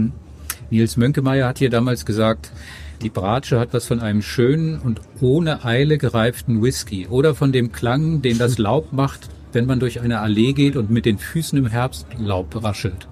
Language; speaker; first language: German; native; German